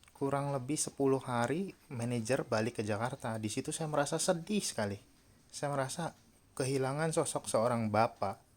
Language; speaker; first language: Indonesian; native; Indonesian